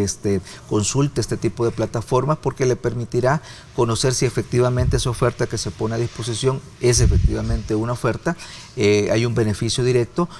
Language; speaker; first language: Spanish; native; Spanish